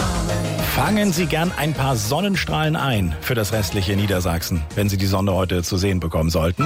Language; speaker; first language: German; native; German